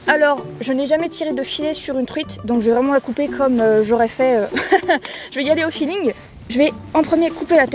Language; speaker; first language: French; native; French